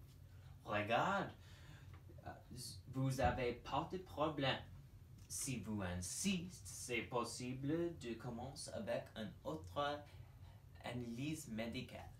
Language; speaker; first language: French; non-native, learner; English